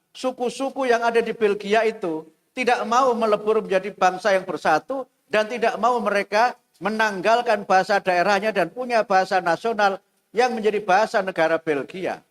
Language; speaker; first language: Indonesian; non-native, local second language; Javanese